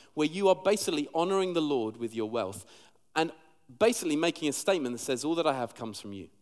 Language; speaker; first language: English; native; English